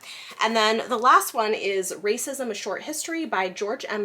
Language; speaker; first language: English; native; English